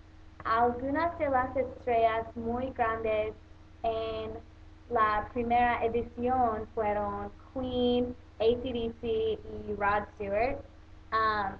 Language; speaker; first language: Spanish; non-native, learner; English